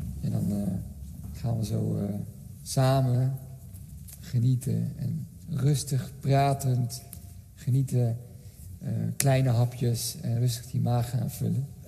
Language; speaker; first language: Dutch; early bilingual, other home language; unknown